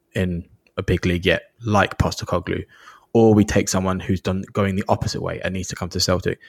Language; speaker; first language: English; native; English